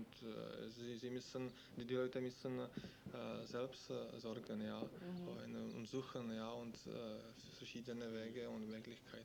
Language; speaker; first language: German; non-native, learner; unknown